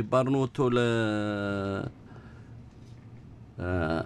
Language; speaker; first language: Hebrew; non-native, learner; Amharic